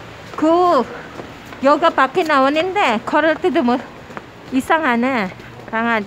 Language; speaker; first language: Korean; non-native, learner; Filipino